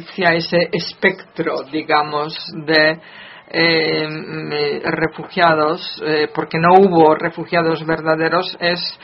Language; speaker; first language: Spanish; non-native, fluent; Polish